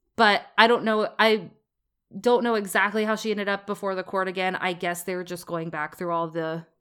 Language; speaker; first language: English; native; English